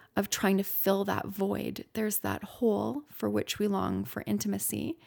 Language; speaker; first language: English; native; English